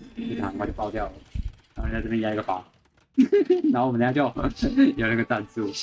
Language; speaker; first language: Chinese; native; Chinese